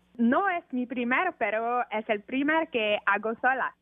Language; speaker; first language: Spanish; non-native, learner; French